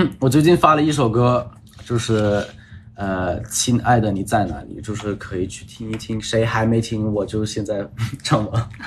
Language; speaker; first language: Chinese; early bilingual, heritage; Chinese